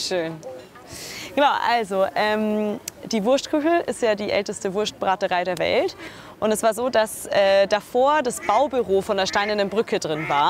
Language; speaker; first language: German; native; German